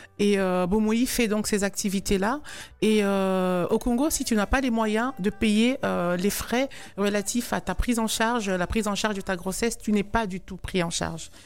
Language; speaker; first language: French; non-native, local second language; Lingala